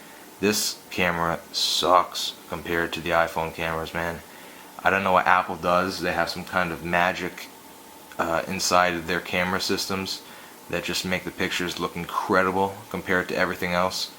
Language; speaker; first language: English; native; English